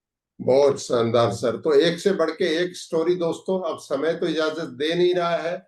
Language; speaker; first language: Hindi; native; Hindi